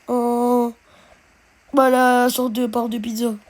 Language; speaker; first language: French; native; French